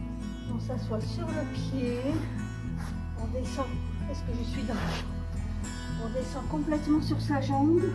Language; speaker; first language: French; native; French